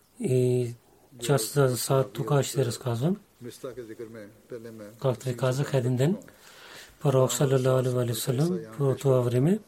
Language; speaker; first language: Bulgarian; non-native, learner; Urdu